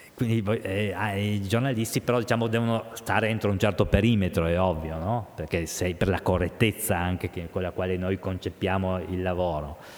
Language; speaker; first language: Italian; native; Italian